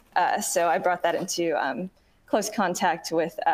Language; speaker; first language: English; native; English